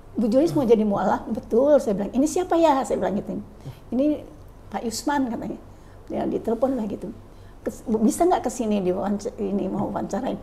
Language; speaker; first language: Indonesian; native; Indonesian